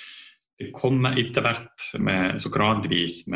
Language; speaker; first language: Norwegian; non-native, fluent; Estonian